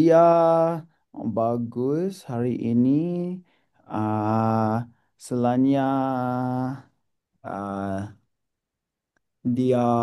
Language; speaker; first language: Indonesian; non-native, learner; English